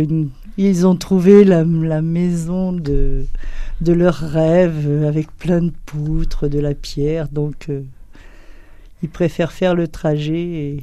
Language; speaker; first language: French; native; French